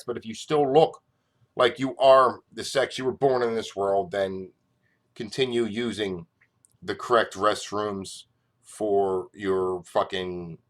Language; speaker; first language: English; native; English